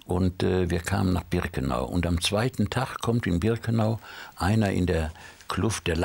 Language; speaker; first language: German; native; German